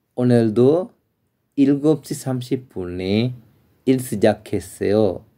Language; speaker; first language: Korean; non-native, learner; Sinhala